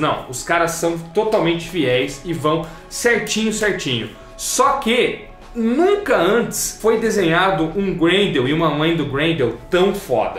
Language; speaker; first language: Portuguese; native; Portuguese